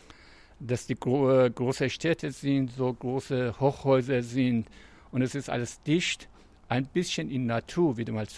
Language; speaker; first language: German; non-native, fluent; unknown